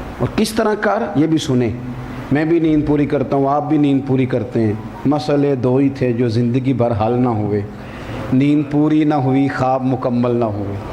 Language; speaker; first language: Urdu; non-native, local second language; Punjabi